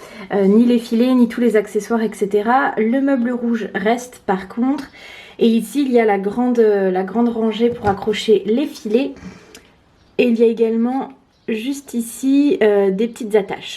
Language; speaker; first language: French; native; French